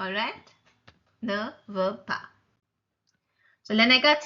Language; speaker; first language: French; non-native, fluent; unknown